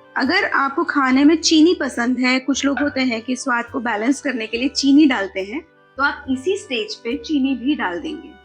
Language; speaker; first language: Hindi; non-native, local second language; Marathi